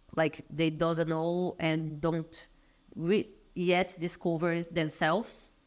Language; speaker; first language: English; non-native, learner; Portuguese